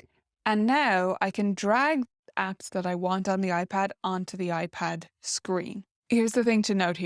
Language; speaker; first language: English; native; English